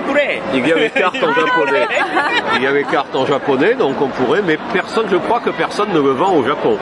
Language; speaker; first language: French; native; French